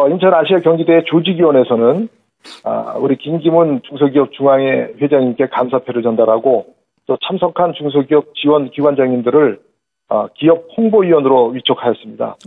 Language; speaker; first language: Korean; native; Korean